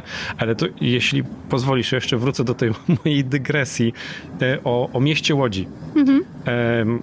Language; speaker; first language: Polish; native; Polish